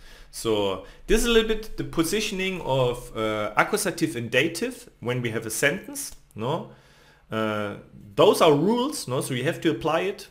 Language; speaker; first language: English; non-native, fluent; German